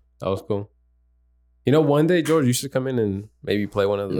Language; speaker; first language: English; early bilingual, other home language; Spanish